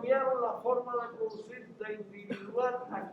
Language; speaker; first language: Spanish; native; Spanish